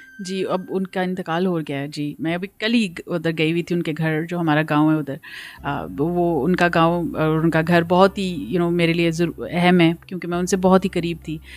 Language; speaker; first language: Urdu; early bilingual, heritage; Urdu